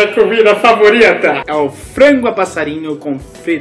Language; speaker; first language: Portuguese; native; Portuguese